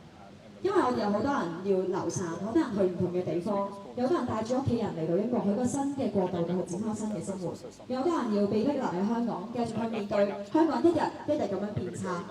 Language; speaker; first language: Cantonese; native; Cantonese